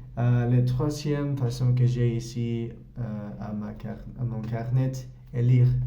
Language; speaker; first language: French; non-native, learner; Spanish